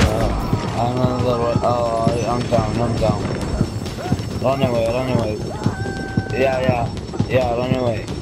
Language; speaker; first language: English; non-native, learner; Arabic